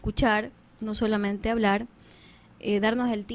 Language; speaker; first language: Spanish; native; Spanish